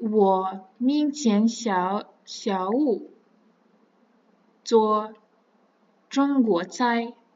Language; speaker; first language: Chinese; non-native, fluent; Kazakh